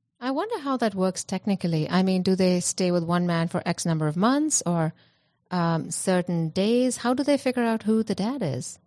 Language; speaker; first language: English; non-native, local second language; Punjabi